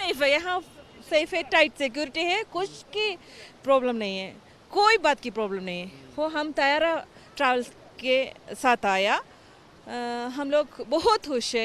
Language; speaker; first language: Hindi; non-native, local second language; Malayalam